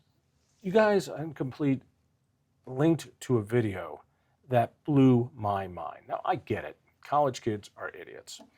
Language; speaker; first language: English; native; English